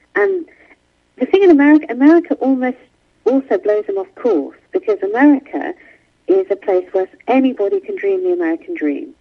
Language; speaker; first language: English; native; English